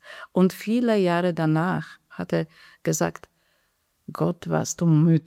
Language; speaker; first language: German; non-native, fluent; Polish